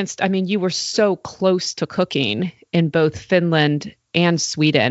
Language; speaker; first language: English; native; English